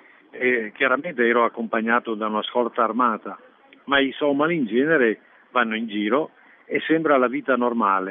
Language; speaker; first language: Italian; native; Italian